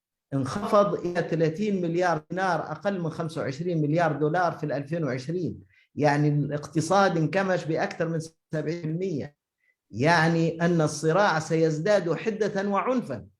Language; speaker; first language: Arabic; native; Arabic